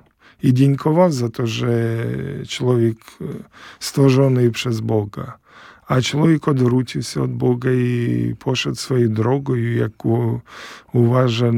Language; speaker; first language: Polish; non-native, fluent; Ukrainian